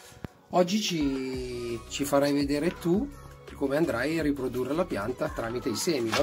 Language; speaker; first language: Italian; native; Italian